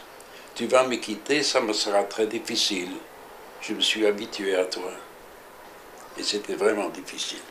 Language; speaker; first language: French; early bilingual, other home language; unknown